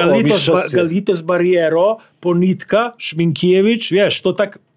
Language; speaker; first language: Polish; non-native, learner; Serbian